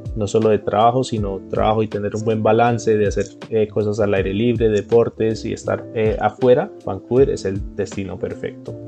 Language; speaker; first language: Spanish; early bilingual, heritage; Spanish